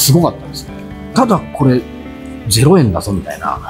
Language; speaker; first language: Japanese; native; Japanese